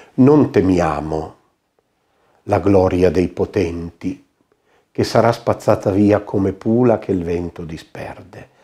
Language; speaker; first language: Italian; native; Italian